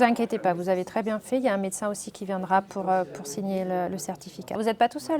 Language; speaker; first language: French; native; French